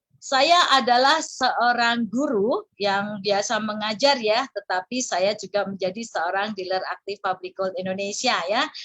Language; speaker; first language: Indonesian; native; Indonesian